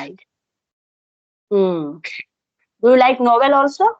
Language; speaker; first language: English; non-native, local second language; Hindi